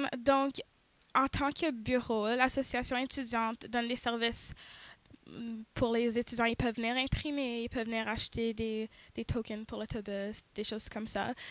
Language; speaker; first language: French; native; French